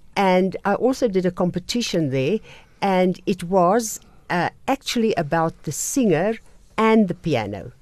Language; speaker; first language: English; non-native, local second language; Afrikaans